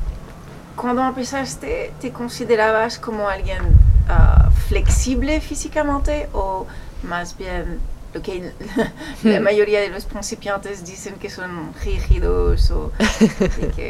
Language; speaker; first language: Spanish; non-native, fluent; French